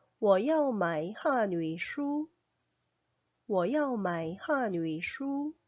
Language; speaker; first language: Chinese; non-native, fluent; Korean